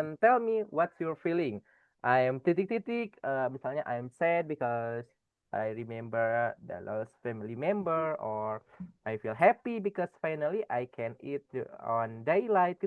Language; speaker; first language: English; non-native, fluent; Indonesian